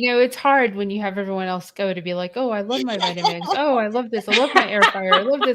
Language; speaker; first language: English; native; English